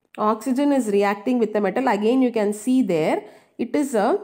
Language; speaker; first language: English; non-native, local second language; Tamil